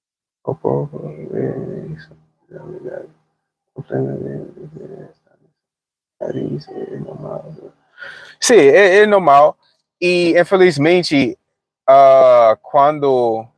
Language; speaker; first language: Portuguese; non-native, fluent; English